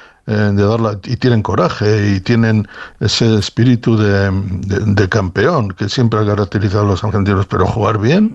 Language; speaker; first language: Spanish; native; Spanish